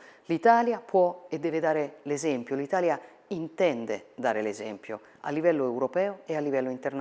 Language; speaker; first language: Italian; native; Italian